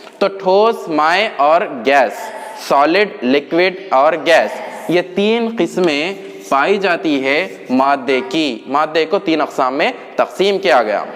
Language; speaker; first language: Urdu; native; Urdu